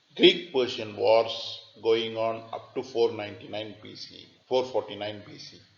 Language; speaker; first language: English; non-native, local second language; Tamil